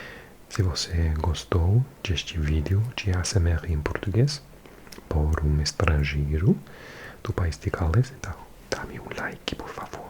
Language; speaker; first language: Portuguese; non-native, learner; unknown